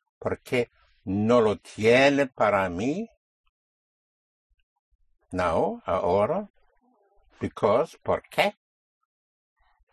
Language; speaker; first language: Spanish; non-native, fluent; English